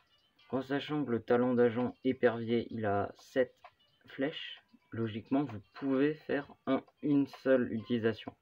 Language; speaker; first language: French; native; French